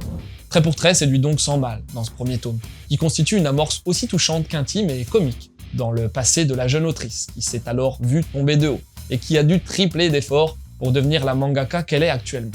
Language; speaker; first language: French; native; French